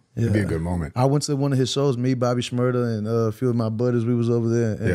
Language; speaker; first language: English; native; English